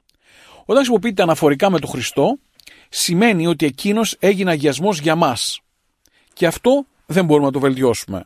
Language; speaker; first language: Greek; native; Greek